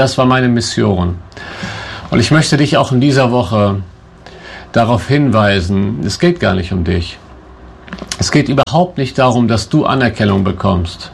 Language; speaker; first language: German; native; German